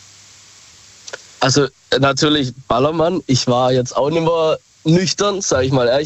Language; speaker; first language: German; native; German